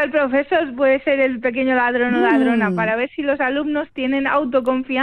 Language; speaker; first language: Spanish; native; Spanish